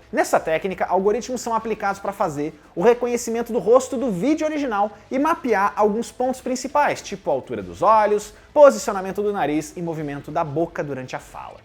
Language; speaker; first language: Portuguese; native; Portuguese